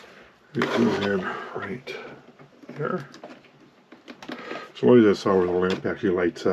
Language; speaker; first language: English; native; English